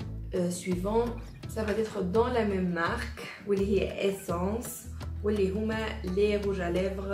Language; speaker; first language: Arabic; native; Arabic